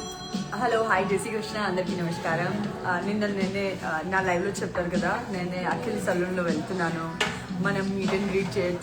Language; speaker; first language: Telugu; non-native, learner; Gujarati